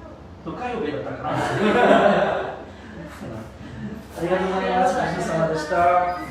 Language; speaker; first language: Japanese; non-native, learner; French